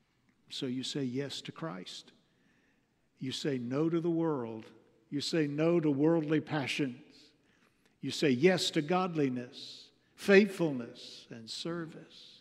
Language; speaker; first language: English; native; English